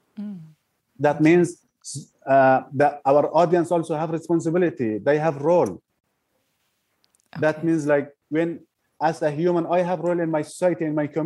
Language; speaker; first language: English; non-native, learner; Persian